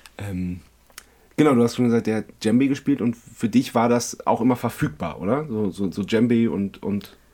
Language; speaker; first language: German; native; German